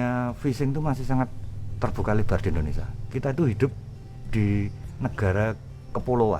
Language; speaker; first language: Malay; non-native, local second language; Javanese